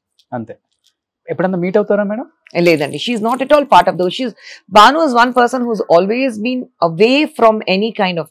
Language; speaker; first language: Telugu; non-native, learner; Tamil